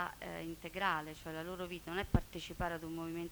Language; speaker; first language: Italian; native; Italian